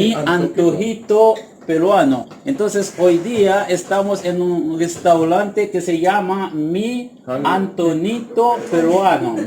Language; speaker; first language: Spanish; non-native, learner; Haitian Creole